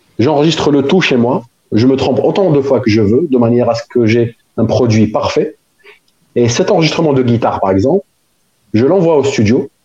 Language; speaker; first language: French; non-native, local second language; Arabic